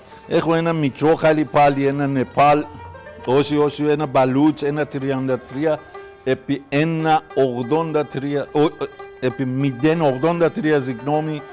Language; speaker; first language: Greek; non-native, learner; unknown